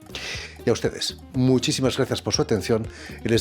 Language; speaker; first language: Spanish; native; Spanish